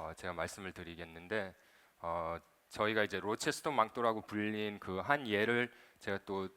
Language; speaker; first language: Korean; early bilingual, other home language; English